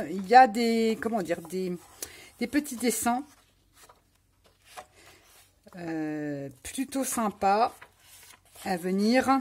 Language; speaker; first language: French; native; French